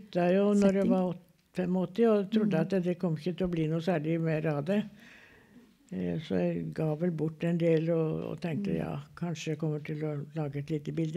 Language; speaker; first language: Norwegian; native; Norwegian